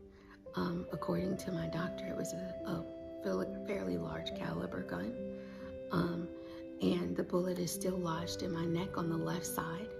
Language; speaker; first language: English; native; English